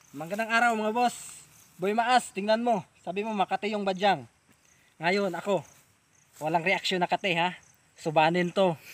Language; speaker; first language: Filipino; non-native, local second language; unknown